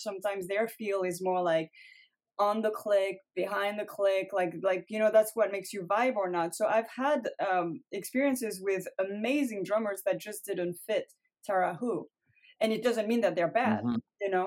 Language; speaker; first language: English; non-native, fluent; French